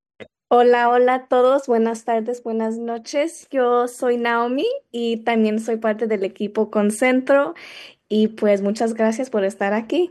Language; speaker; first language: Spanish; early bilingual, other home language; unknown